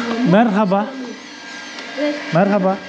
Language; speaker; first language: Turkish; native; Turkish